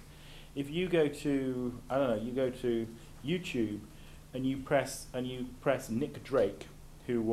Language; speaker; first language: English; native; English